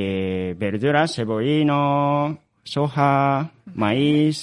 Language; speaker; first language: Spanish; non-native, learner; Japanese